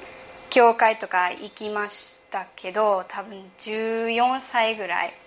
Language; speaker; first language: Japanese; early bilingual, heritage; English